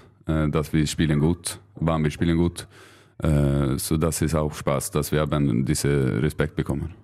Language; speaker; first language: German; non-native, learner; Swedish